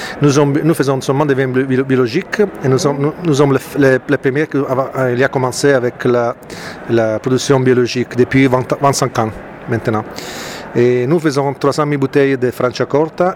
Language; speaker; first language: French; non-native, fluent; Italian